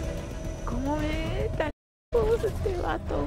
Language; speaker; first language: Spanish; native; Spanish